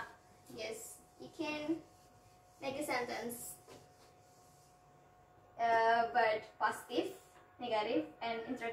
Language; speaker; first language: English; non-native, fluent; Indonesian